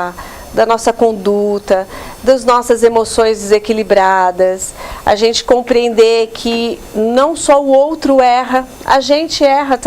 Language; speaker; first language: Portuguese; native; Portuguese